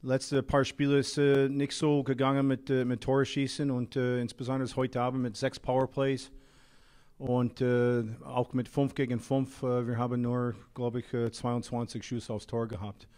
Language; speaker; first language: German; non-native, fluent; English